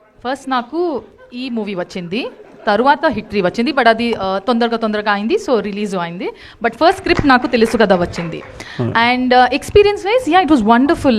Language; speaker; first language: Telugu; non-native, fluent; Kannada